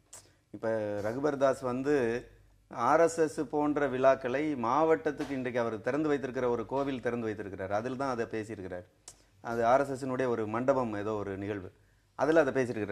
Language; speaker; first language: Tamil; native; Tamil